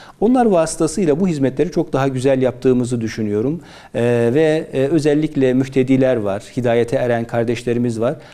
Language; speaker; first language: Turkish; native; Turkish